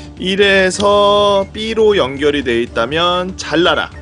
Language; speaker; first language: Korean; native; Korean